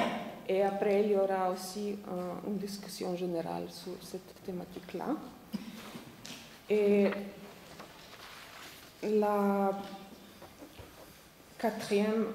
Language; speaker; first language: French; non-native, fluent; Slovenian